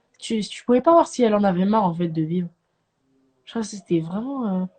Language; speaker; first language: French; native; French